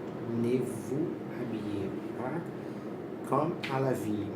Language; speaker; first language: French; non-native, learner; Portuguese